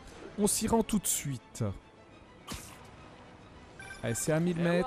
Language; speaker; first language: French; native; French